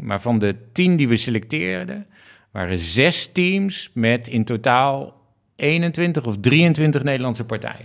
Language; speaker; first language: Dutch; native; Dutch